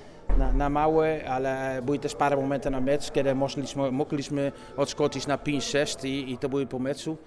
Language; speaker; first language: Polish; non-native, fluent; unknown